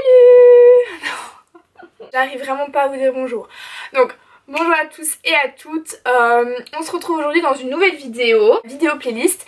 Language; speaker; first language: French; native; French